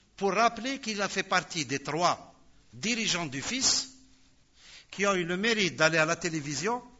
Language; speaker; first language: French; non-native, local second language; Arabic